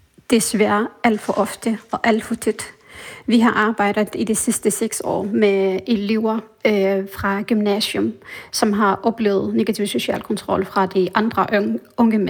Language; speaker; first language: Danish; non-native, fluent; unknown